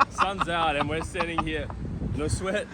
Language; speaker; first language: English; native; English